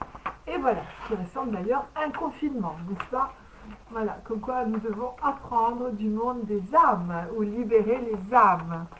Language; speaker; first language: French; native; French